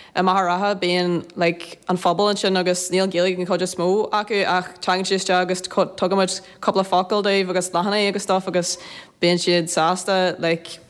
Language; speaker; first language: Irish; native; Irish